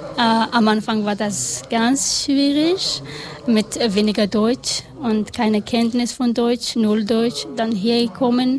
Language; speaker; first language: German; non-native, learner; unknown